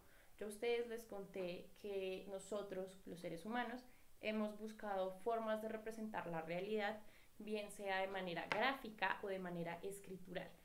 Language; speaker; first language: Spanish; native; Spanish